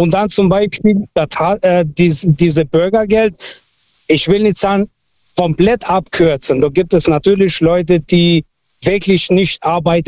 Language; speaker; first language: German; non-native, fluent; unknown